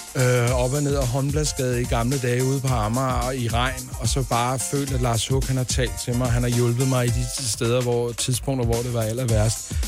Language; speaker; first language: Danish; native; Danish